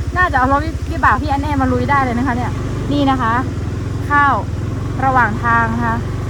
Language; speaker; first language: Thai; non-native, local second language; Karen languages